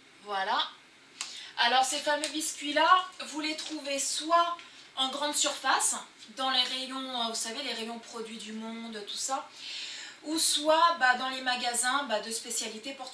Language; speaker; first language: French; early bilingual, other home language; Portuguese